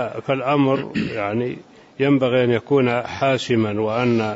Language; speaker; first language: Arabic; native; Arabic